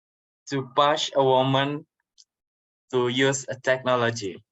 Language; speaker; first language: English; non-native, learner; Indonesian